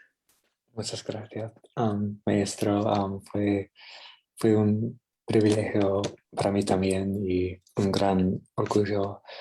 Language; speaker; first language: Spanish; non-native, fluent; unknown